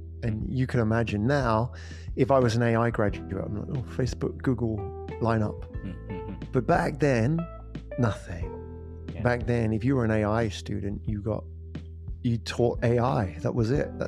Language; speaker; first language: English; native; English